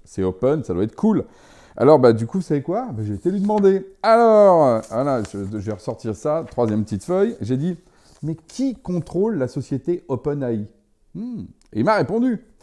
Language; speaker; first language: French; native; French